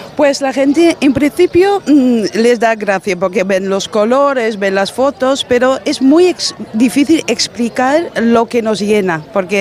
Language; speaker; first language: Spanish; non-native, fluent; Dutch